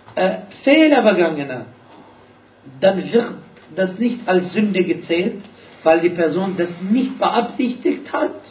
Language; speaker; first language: German; non-native, fluent; Arabic